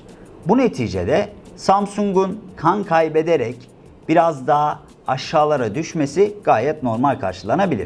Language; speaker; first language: Turkish; native; Turkish